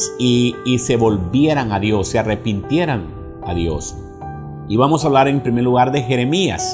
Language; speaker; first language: Spanish; native; Spanish